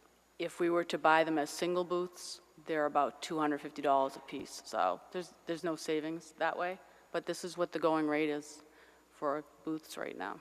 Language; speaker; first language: English; native; English